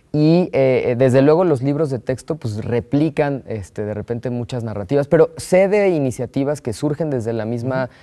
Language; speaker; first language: Spanish; native; Spanish